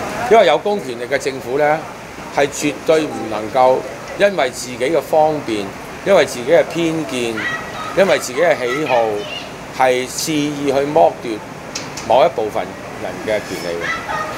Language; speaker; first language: Cantonese; native; Cantonese